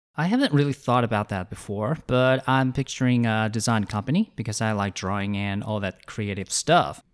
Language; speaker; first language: English; non-native, fluent; Chinese